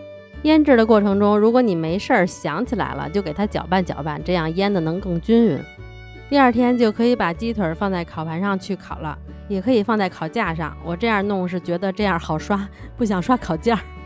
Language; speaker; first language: Chinese; native; Chinese